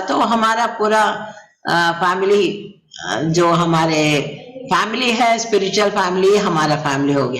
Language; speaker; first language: Hindi; non-native, local second language; Telugu